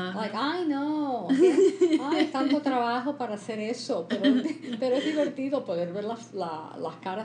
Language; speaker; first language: Spanish; early bilingual, heritage; Spanish